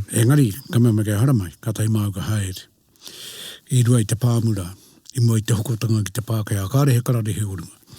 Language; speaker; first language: Māori; native; Māori